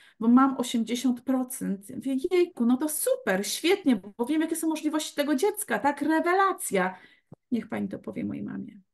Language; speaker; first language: Polish; native; Polish